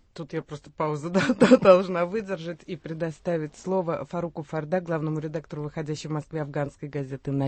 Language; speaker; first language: Russian; native; Russian